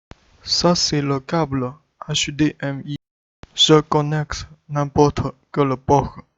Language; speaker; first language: French; non-native, learner; Chinese